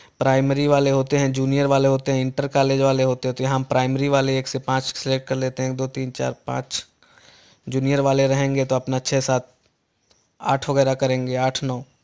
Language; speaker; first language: Hindi; native; Hindi